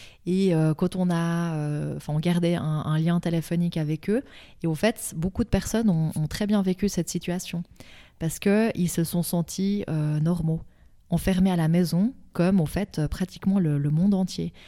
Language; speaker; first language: French; native; French